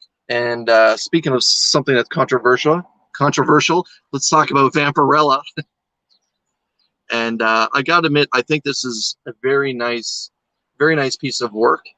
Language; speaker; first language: English; native; English